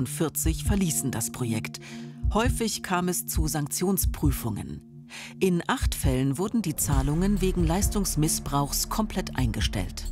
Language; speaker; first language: German; native; German